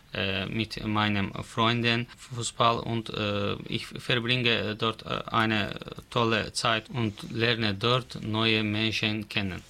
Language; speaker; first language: German; non-native, learner; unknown